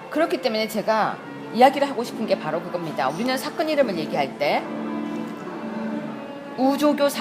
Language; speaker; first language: Korean; native; Korean